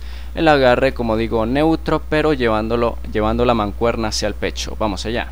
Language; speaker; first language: Spanish; native; Spanish